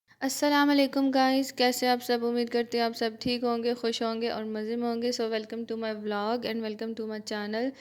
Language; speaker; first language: Urdu; native; Urdu